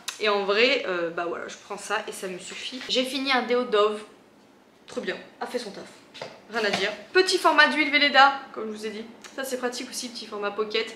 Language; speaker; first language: French; native; French